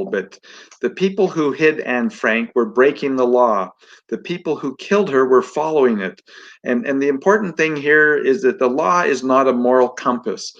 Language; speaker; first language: English; native; English